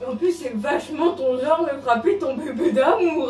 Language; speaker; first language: French; native; French